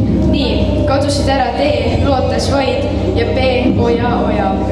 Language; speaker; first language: Estonian; native; Estonian